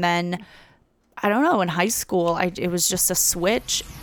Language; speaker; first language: English; early bilingual, other home language; Russian